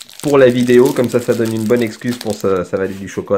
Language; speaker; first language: French; native; French